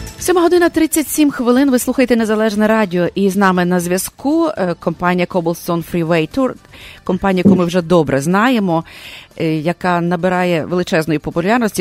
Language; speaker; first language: Ukrainian; native; Ukrainian